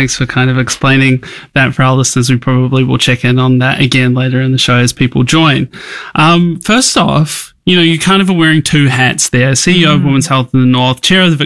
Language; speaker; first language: English; native; English